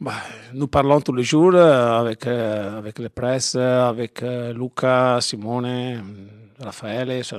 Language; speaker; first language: French; non-native, learner; Italian